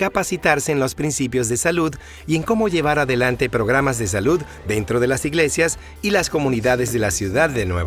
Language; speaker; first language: Spanish; native; Spanish